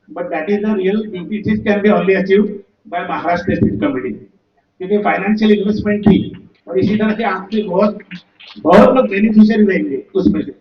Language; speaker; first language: Hindi; non-native, local second language; Marathi